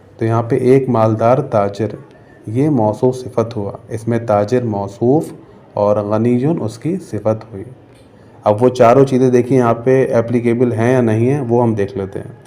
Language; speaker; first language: Urdu; native; Urdu